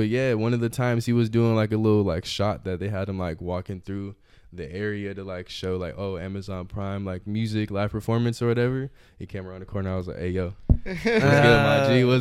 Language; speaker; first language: English; native; English